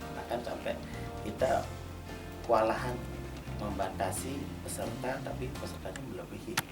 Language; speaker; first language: Indonesian; non-native, local second language; Balinese